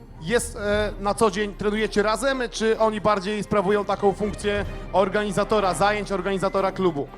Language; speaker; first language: Polish; native; Polish